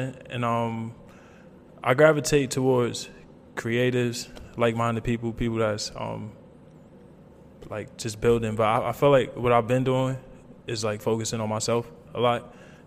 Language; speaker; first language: English; native; English